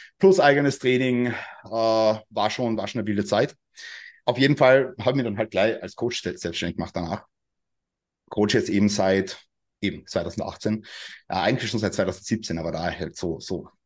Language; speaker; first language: German; native; German